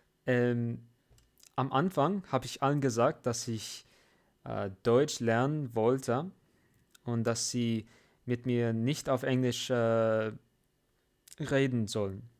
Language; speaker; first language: German; non-native, fluent; English